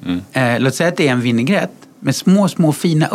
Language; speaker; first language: Swedish; native; Swedish